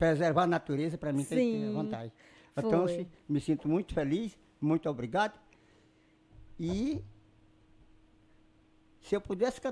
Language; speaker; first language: Portuguese; native; Portuguese